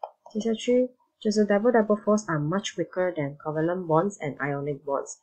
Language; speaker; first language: English; non-native, local second language; Chinese